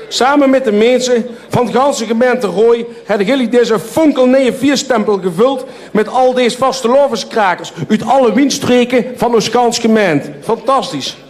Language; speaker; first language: Dutch; native; Dutch